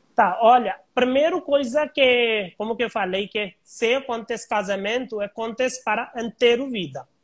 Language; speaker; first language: Portuguese; non-native, learner; Hindi